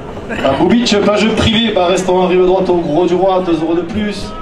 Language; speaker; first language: French; native; French